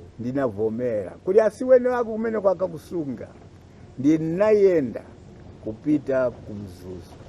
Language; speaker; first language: Nyanja; non-native, local second language; Tumbuka